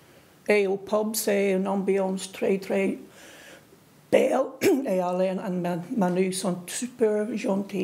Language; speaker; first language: French; non-native, learner; English